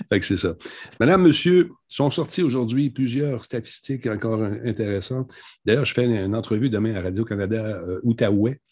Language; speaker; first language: French; native; French